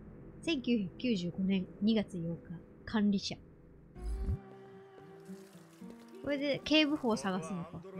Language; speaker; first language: Japanese; native; Japanese